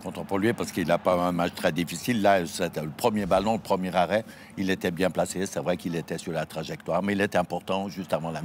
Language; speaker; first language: French; native; French